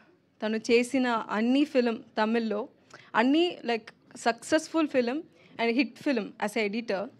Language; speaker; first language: Telugu; non-native, learner; Tamil